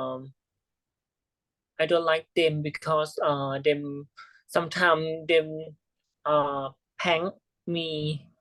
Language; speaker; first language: English; non-native, learner; Thai